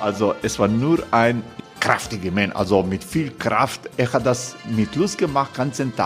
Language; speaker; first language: German; non-native, learner; Croatian